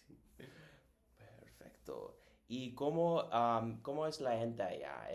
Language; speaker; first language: Spanish; non-native, learner; English